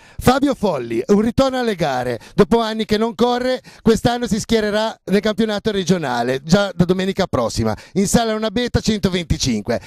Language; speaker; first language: Italian; native; Italian